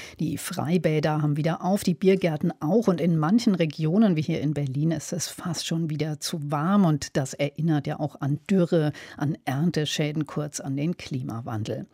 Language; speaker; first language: German; native; German